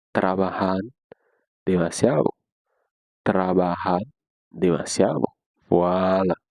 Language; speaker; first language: Spanish; non-native, learner; Haitian Creole